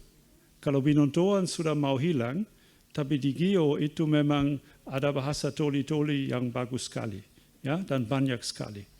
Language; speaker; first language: Indonesian; non-native, fluent; German